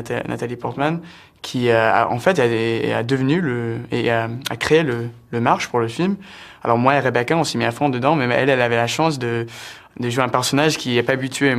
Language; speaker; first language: French; early bilingual, heritage; French